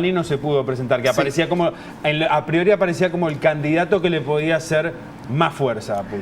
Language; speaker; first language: Spanish; native; Spanish